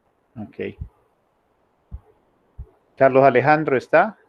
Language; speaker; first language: Spanish; native; Spanish